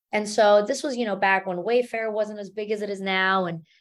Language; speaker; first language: English; non-native, fluent; German